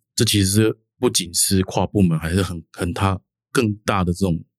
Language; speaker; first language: Chinese; native; Chinese